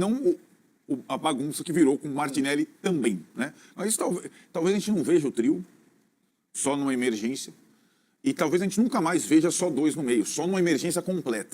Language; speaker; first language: Portuguese; native; Portuguese